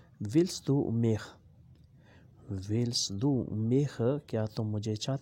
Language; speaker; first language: German; non-native, learner; Urdu